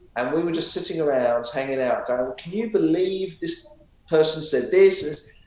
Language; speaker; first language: English; native; English